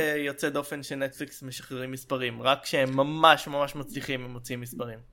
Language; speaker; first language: Hebrew; native; Hebrew